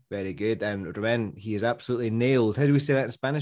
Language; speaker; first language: English; native; English